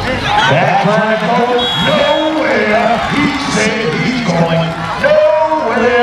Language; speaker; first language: English; native; English